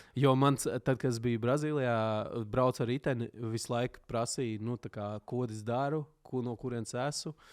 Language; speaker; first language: Latvian; native; Latvian